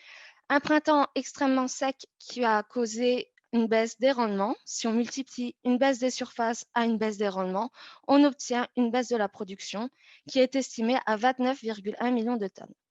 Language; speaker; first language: French; native; French